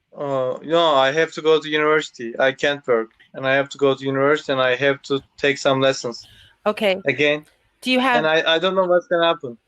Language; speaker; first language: English; non-native, learner; Turkish